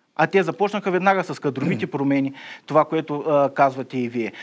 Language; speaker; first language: Bulgarian; native; Bulgarian